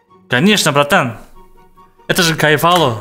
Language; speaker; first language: Russian; non-native, local second language; Uzbek